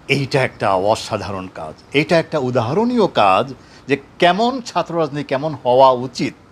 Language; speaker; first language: Bangla; native; Bangla